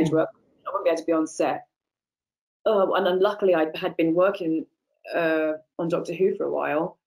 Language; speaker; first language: English; native; English